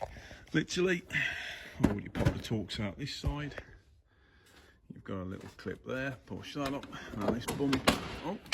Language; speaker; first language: English; native; English